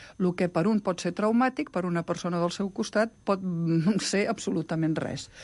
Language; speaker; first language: Catalan; non-native, local second language; Spanish